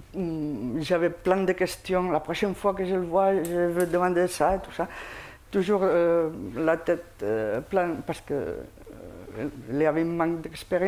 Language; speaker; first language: French; non-native, fluent; Spanish